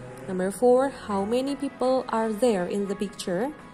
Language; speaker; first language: English; non-native, fluent; Indonesian